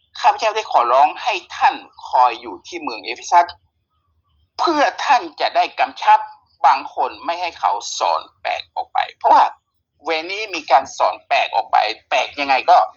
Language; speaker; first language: Thai; native; Thai